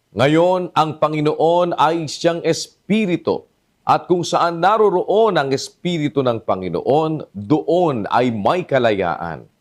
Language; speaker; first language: Filipino; native; Filipino